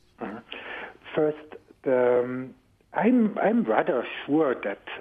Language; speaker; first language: English; non-native, fluent; German